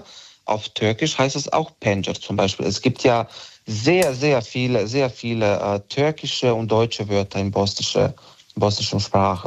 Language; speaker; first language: German; non-native, local second language; Bosnian